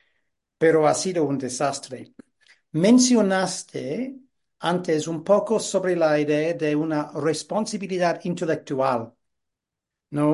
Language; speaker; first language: Spanish; non-native, fluent; English